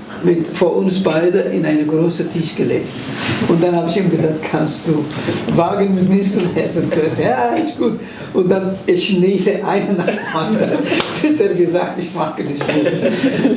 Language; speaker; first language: German; non-native, fluent; Somali